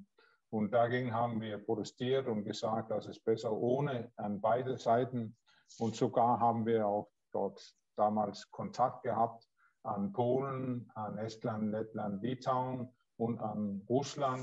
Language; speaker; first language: German; non-native, learner; Danish